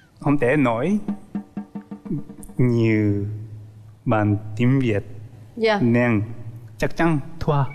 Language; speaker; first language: Vietnamese; non-native, learner; Japanese